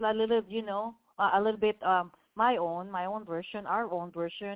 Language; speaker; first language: English; non-native, local second language; Filipino